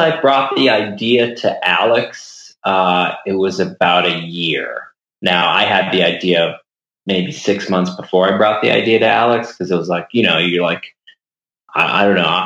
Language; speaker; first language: English; native; English